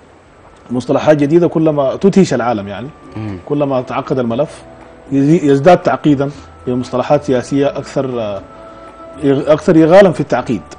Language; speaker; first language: Arabic; native; Arabic